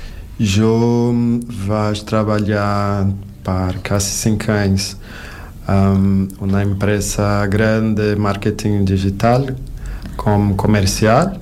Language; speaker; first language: Catalan; non-native, learner; Portuguese